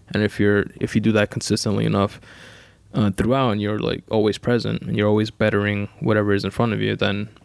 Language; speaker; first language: English; native; English